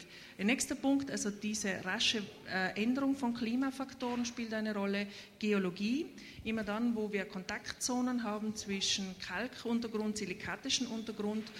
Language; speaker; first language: German; native; German